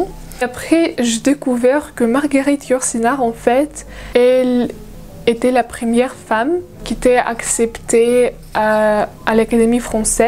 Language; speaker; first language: French; non-native, fluent; Russian